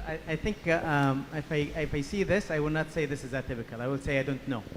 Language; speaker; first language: English; non-native, fluent; Arabic